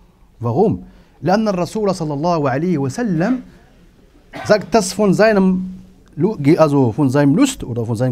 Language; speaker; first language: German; non-native, fluent; Arabic